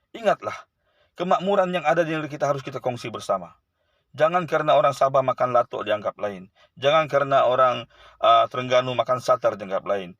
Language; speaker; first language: Malay; native; Malay